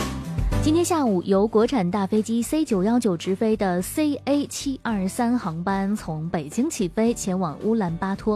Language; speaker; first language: Chinese; native; Chinese